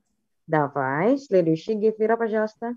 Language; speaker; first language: Russian; non-native, fluent; Indonesian